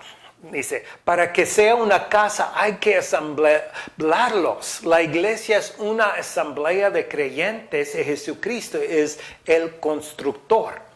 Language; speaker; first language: Spanish; non-native, fluent; English